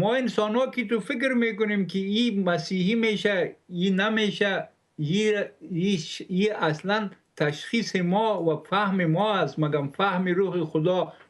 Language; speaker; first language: Persian; non-native, local second language; Pashto